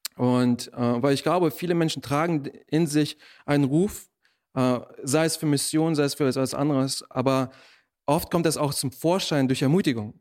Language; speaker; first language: German; early bilingual, other home language; Russian